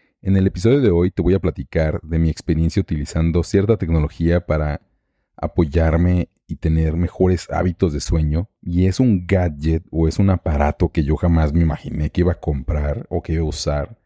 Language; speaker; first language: Spanish; native; Spanish